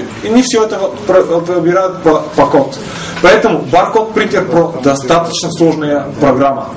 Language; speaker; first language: Russian; non-native, fluent; Bulgarian